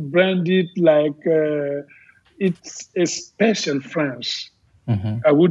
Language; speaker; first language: English; non-native, fluent; French